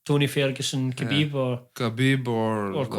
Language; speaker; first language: English; native; English